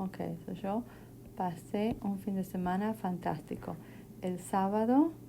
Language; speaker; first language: Spanish; non-native, fluent; English